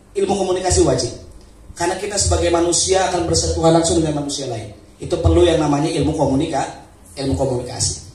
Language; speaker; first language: Indonesian; non-native, local second language; Sundanese